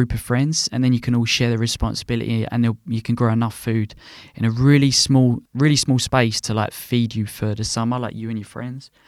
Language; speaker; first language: English; native; English